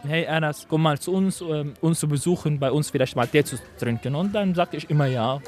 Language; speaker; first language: German; non-native, fluent; Arabic